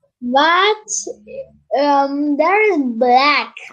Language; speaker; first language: English; non-native, learner; Turkish